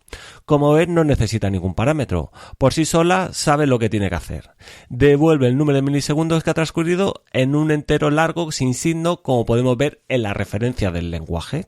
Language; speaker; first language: Spanish; native; Spanish